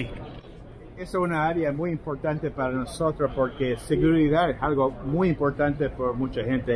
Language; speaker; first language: Spanish; non-native, fluent; English